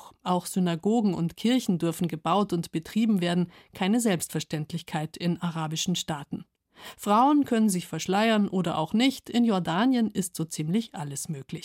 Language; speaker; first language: German; native; German